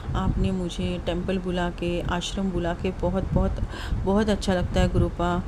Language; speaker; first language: Hindi; non-native, local second language; Marathi